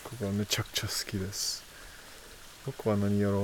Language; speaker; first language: Japanese; non-native, fluent; English